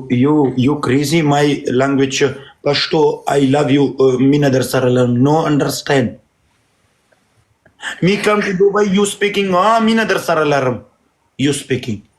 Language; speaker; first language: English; non-native, learner; Pashto